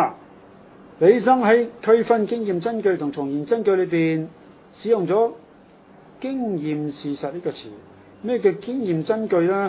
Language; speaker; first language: Chinese; non-native, local second language; Cantonese